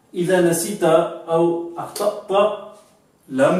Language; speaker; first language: Arabic; non-native, fluent; French